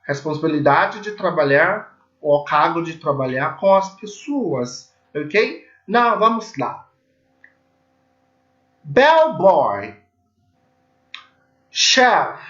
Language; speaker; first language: Portuguese; non-native, learner; English